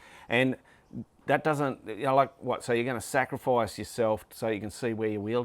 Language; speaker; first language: English; native; English